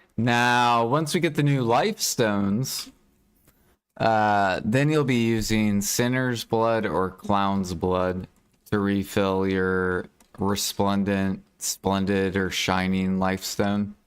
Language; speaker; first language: English; native; English